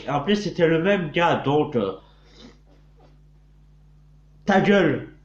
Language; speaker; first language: French; native; French